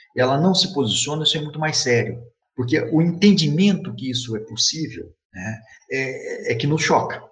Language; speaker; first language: Portuguese; native; Portuguese